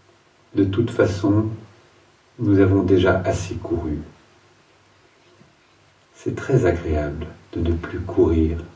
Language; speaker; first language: French; native; French